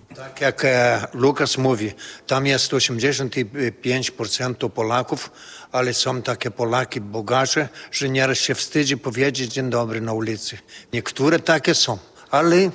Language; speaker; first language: Polish; early bilingual, heritage; Polish